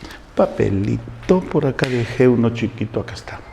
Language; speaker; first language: Spanish; native; Spanish